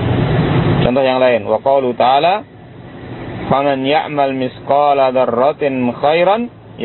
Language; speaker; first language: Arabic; non-native, fluent; Indonesian